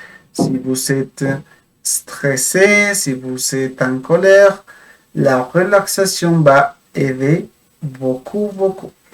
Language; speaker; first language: French; non-native, fluent; Spanish